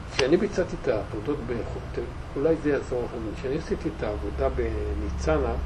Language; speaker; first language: Hebrew; native; Hebrew